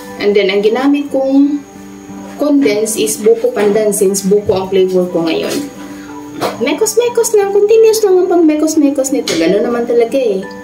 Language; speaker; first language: Filipino; non-native, local second language; Cebuano